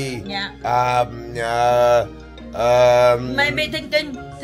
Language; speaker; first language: English; non-native, learner; Vietnamese